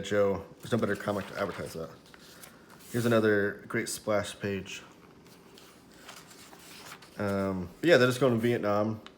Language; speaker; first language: English; native; English